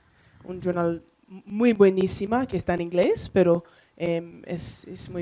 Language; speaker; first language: Spanish; non-native, learner; English